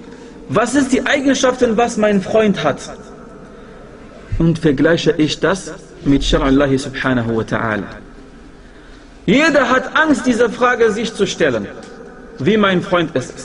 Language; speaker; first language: German; non-native, fluent; Arabic